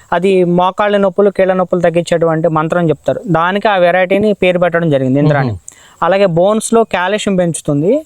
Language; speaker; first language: Telugu; native; Telugu